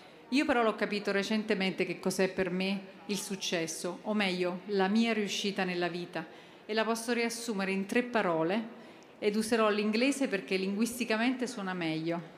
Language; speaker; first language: Italian; native; Italian